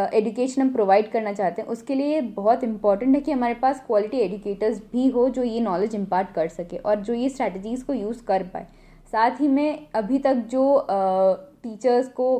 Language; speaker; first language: Hindi; non-native, local second language; Gujarati